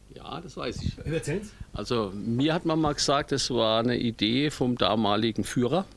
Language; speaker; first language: German; native; German